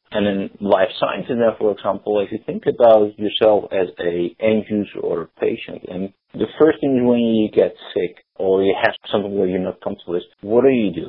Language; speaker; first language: English; non-native, fluent; Dutch